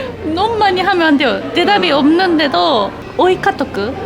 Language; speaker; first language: Korean; non-native, local second language; Japanese